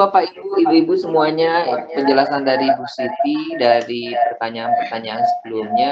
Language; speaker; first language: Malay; non-native, local second language; Sundanese